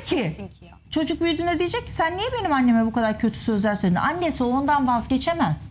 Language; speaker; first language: Turkish; native; Turkish